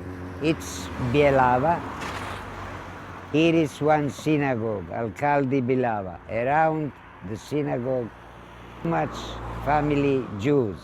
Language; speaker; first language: English; non-native, learner; Ladino